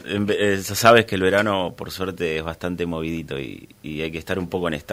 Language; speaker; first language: Spanish; native; Spanish